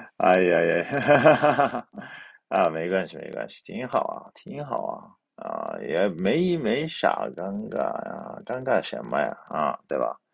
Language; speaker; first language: Chinese; non-native, fluent; Japanese